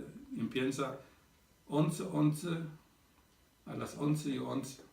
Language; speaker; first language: Spanish; non-native, fluent; German